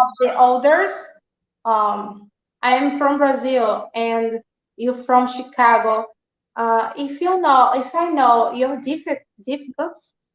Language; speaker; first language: English; non-native, learner; Portuguese